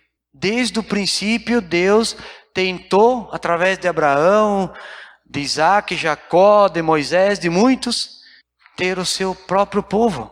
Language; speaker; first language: Portuguese; native; Portuguese